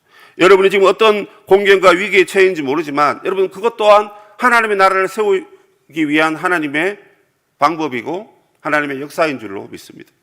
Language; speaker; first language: Korean; native; Korean